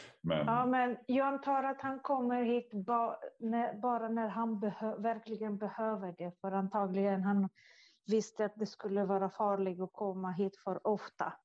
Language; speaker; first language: Swedish; non-native, fluent; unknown